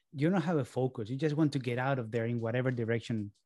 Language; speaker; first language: English; early bilingual, other home language; Spanish